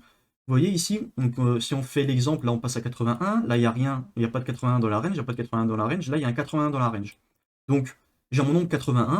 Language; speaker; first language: French; native; French